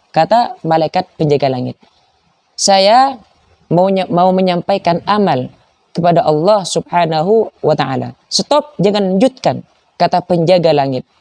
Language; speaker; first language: Malay; non-native, local second language; Madurese